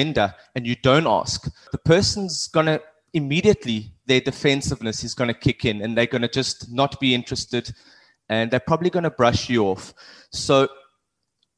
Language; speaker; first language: English; native; English